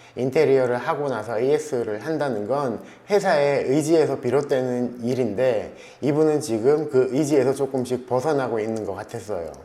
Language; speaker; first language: Korean; native; Korean